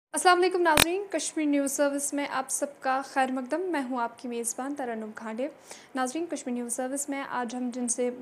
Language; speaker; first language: Hindi; non-native, local second language; Kashmiri